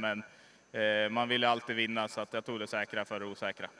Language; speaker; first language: Swedish; native; Swedish